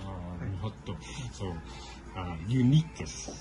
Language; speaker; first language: Japanese; non-native, learner; English